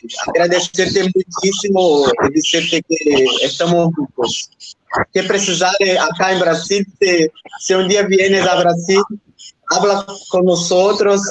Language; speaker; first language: Spanish; non-native, fluent; Portuguese